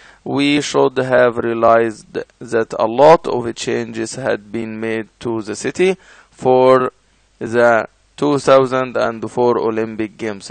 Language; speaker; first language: English; non-native, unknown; Arabic